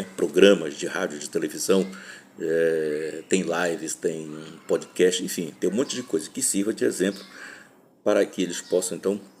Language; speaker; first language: Portuguese; native; Portuguese